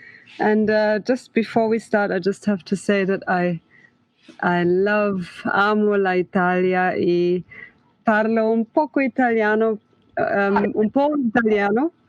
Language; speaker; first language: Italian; non-native, learner; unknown